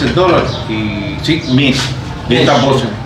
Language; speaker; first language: Russian; non-native, learner; Spanish